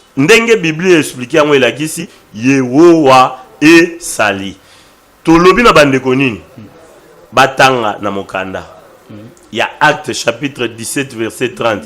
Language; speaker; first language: Lingala; non-native, local second language; Luba-Lulua